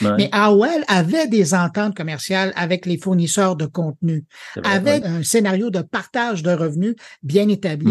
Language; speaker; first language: French; native; French